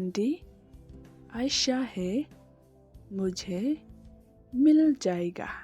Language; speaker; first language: Hindi; non-native, learner; Khasi